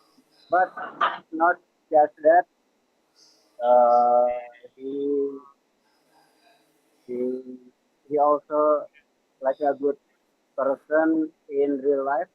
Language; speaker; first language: English; non-native, learner; Indonesian